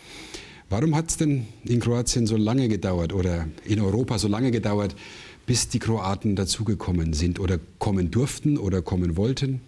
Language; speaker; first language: German; native; German